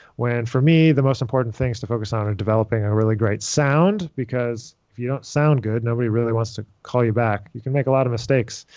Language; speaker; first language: English; native; English